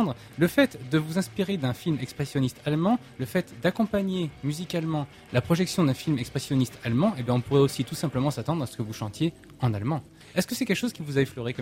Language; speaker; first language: French; native; French